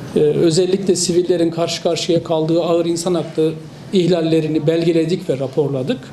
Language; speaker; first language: Turkish; native; Turkish